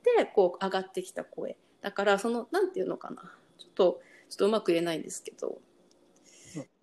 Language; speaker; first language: Japanese; native; Japanese